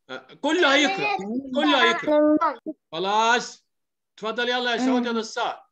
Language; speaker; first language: Arabic; native; Arabic